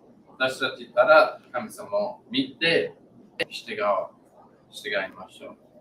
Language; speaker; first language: Japanese; non-native, learner; English